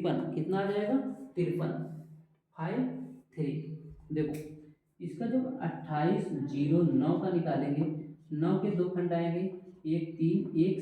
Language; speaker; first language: Hindi; native; Hindi